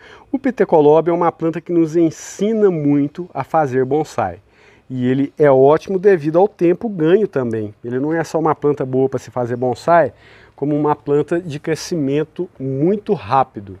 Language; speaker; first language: Portuguese; native; Portuguese